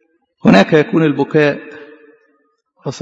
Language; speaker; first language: Arabic; native; Arabic